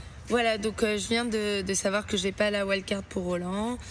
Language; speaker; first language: French; native; French